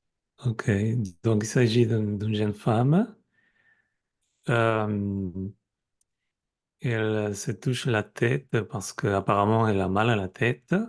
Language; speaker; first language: French; non-native, fluent; Spanish